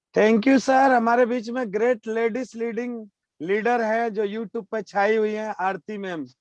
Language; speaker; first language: Hindi; native; Hindi